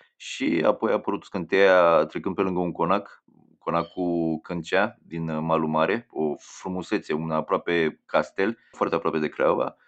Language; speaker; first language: Romanian; native; Romanian